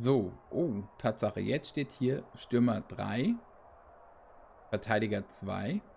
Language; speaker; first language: German; native; German